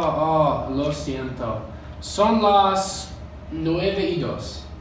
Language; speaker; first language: Spanish; non-native, learner; English